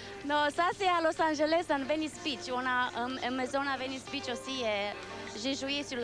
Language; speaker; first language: French; non-native, fluent; Romanian